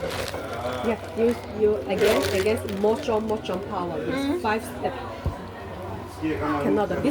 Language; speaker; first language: English; non-native, learner; Chinese